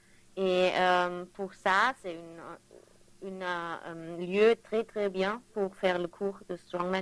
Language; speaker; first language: French; non-native, learner; German